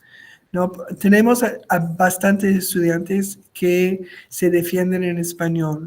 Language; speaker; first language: Spanish; non-native, local second language; French